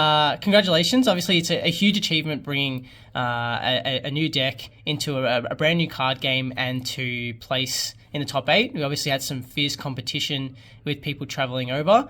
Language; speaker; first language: English; native; English